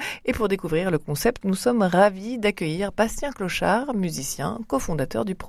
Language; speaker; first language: French; native; French